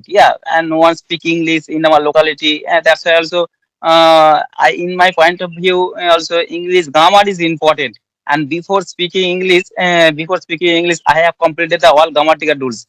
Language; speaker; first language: English; non-native, learner; Bangla